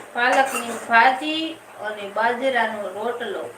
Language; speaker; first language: Gujarati; native; Gujarati